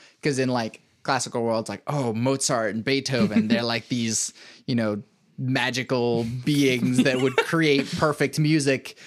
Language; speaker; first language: English; native; English